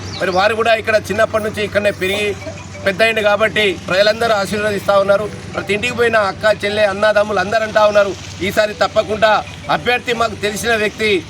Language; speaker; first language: Telugu; native; Telugu